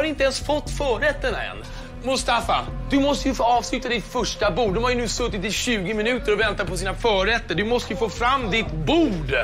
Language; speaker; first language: Swedish; native; Swedish